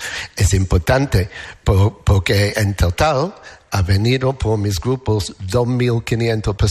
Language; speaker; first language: Spanish; non-native, learner; English